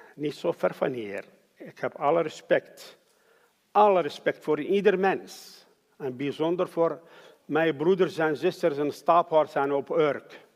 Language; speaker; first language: Dutch; non-native, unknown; Arabic